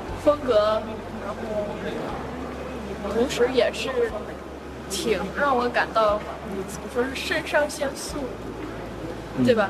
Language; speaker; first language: Chinese; early bilingual, heritage; English